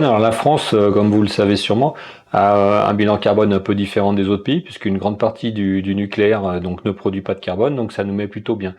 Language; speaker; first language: French; native; French